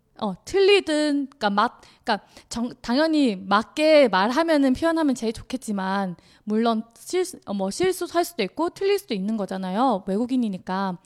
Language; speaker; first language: Korean; non-native, fluent; Chinese